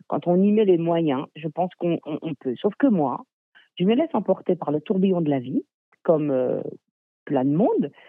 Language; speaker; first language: French; native; French